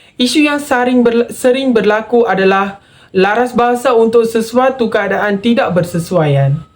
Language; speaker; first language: Malay; non-native, local second language; Tamil